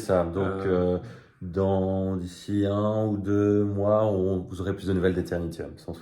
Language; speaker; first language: French; native; French